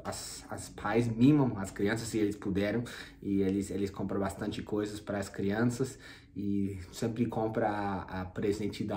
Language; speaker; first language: Portuguese; non-native, fluent; English